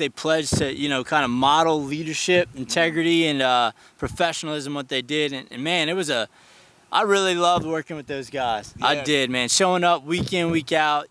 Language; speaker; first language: English; native; English